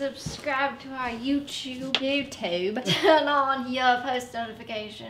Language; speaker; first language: English; native; English